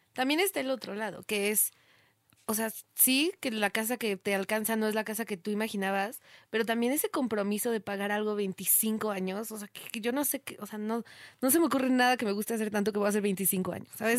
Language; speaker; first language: Spanish; native; Spanish